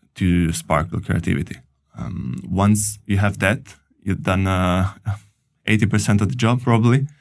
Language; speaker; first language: English; non-native, fluent; Italian